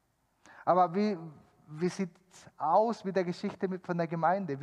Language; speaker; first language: German; non-native, fluent; Spanish